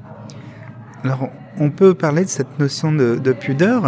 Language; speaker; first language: French; native; French